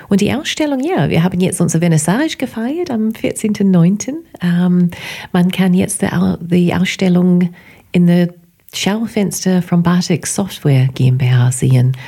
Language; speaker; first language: German; non-native, fluent; English